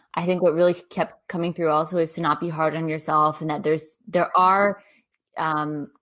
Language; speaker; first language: English; native; English